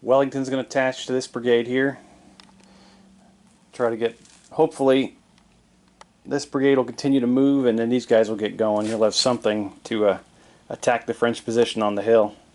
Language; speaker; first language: English; native; English